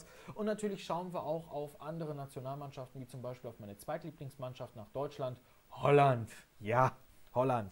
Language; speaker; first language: German; native; German